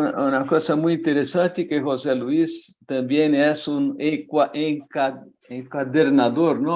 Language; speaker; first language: Spanish; non-native, fluent; Portuguese